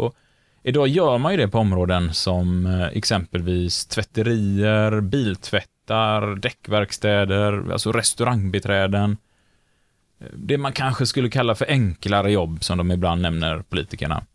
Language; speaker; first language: Swedish; native; Swedish